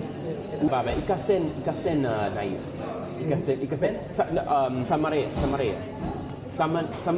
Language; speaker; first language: Basque; non-native, learner; English